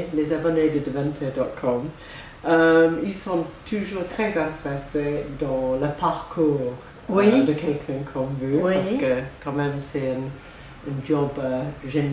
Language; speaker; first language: French; non-native, fluent; English